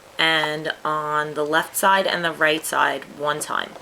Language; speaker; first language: English; native; English